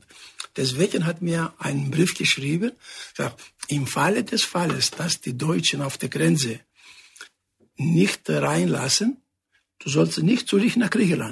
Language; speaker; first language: German; non-native, fluent; Greek